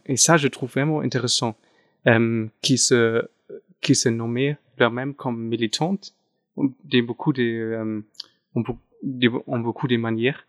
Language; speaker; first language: French; non-native, fluent; German